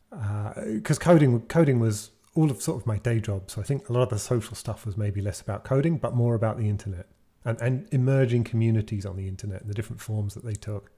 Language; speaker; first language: English; native; English